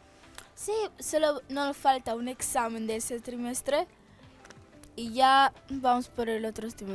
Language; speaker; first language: Spanish; early bilingual, other home language; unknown